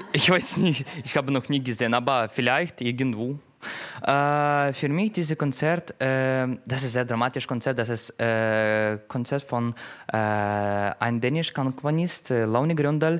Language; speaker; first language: German; non-native, learner; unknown